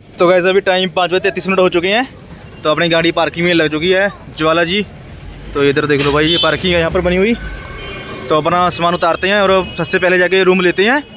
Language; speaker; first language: Hindi; non-native, local second language; Punjabi